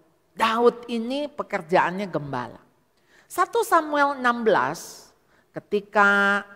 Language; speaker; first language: Indonesian; native; Indonesian